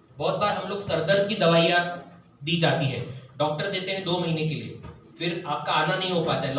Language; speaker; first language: Hindi; non-native, local second language; Marathi